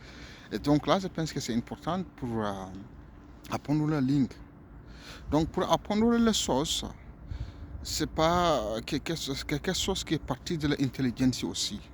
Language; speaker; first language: French; non-native, learner; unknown